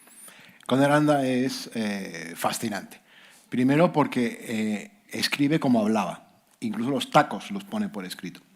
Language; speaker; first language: Spanish; native; Spanish